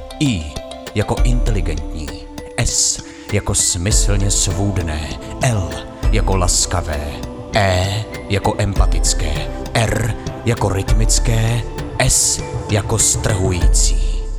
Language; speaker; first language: Czech; native; Czech